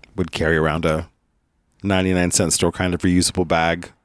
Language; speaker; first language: English; early bilingual, other home language; Italian